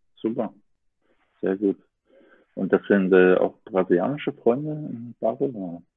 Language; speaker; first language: German; native; German